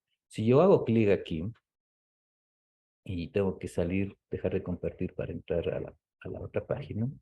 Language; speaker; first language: Spanish; native; Spanish